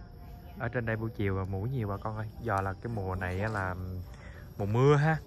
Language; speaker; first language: Vietnamese; native; Vietnamese